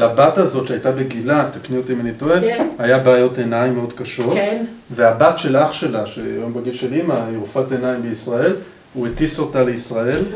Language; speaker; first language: Hebrew; native; Hebrew